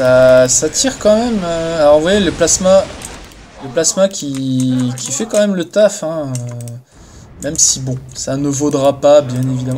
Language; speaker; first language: French; native; French